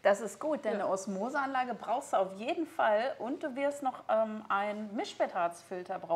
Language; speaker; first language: German; native; German